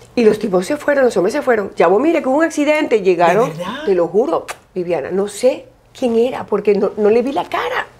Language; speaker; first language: Spanish; native; Spanish